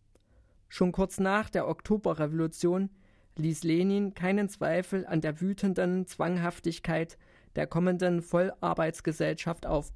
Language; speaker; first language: German; native; German